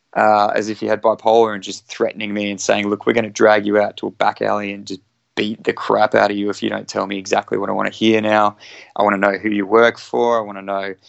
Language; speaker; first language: English; native; English